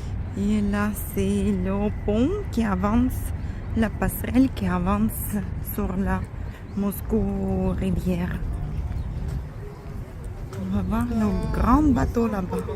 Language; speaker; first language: French; non-native, fluent; Russian